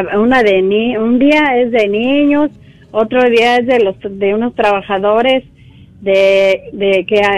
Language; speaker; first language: Spanish; native; Spanish